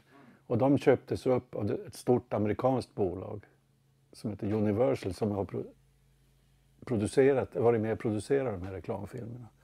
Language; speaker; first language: Swedish; native; Swedish